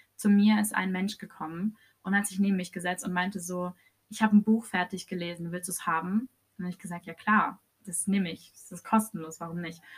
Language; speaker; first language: German; early bilingual, other home language; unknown